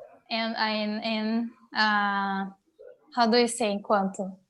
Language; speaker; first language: English; non-native, learner; Portuguese